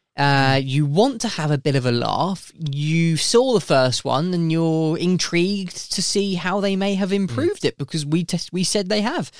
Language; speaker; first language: English; native; English